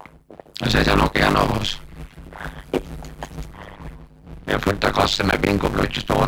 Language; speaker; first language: Norwegian; native; Norwegian